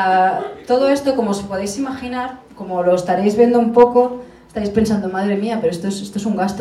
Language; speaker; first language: Spanish; native; Spanish